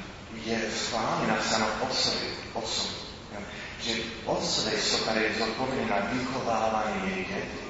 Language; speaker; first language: Czech; non-native, fluent; English